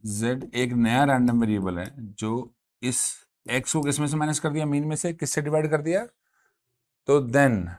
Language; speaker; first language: Hindi; native; Hindi